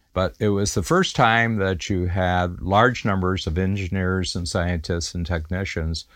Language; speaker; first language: English; native; English